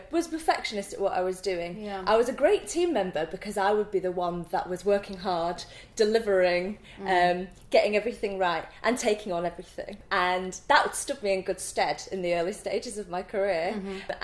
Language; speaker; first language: English; native; English